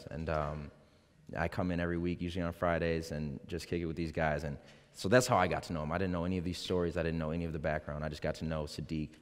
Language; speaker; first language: English; native; English